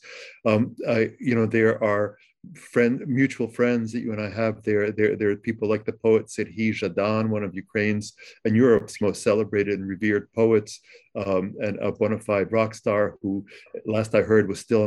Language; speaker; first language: English; early bilingual, other home language; Ukrainian